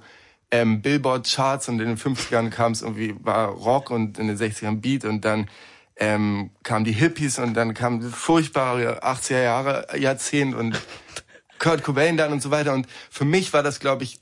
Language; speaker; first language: German; native; German